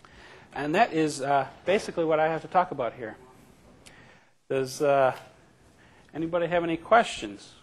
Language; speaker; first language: English; native; English